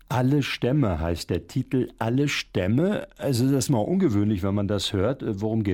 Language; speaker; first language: German; native; German